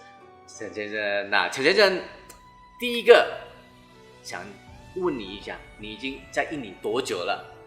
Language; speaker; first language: Chinese; non-native, fluent; Indonesian